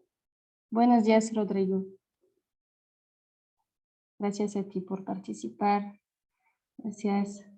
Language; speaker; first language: Spanish; non-native, fluent; French